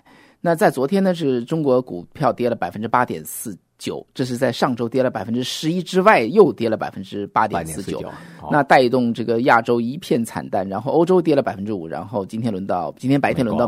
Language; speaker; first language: Chinese; native; Chinese